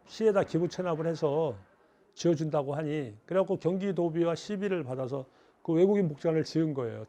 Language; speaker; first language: Korean; native; Korean